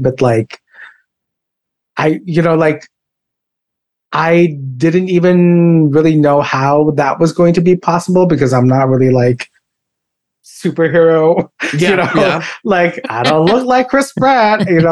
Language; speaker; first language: English; non-native, local second language; Filipino